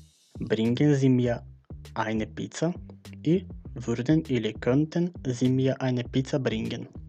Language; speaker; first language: German; non-native, fluent; Macedonian